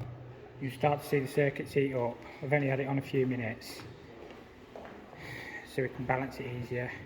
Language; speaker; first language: English; native; English